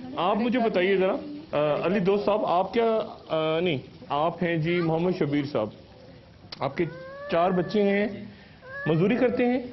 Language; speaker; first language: Urdu; native; Urdu